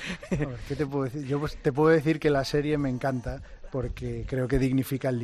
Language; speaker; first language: Spanish; native; Spanish